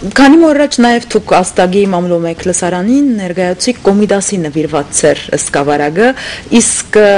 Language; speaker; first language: Armenian; native; Armenian